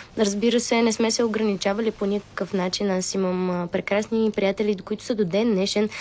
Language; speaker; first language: Bulgarian; early bilingual, heritage; Bulgarian